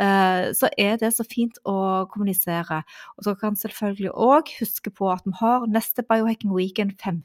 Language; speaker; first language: Norwegian; native; Norwegian